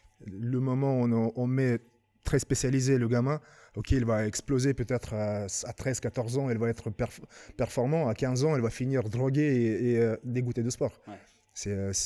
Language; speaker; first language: French; non-native, fluent; Lithuanian